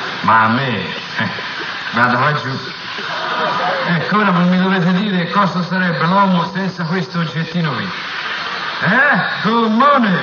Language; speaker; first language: Italian; native; Italian